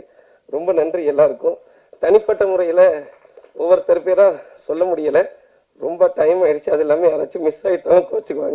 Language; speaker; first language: Tamil; native; Tamil